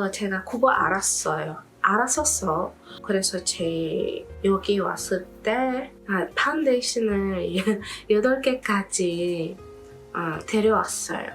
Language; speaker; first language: Korean; non-native, learner; English